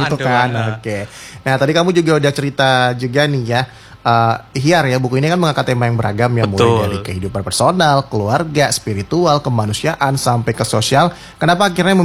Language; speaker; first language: Indonesian; native; Indonesian